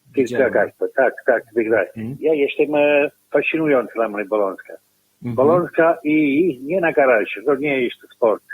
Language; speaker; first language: Polish; non-native, learner; Italian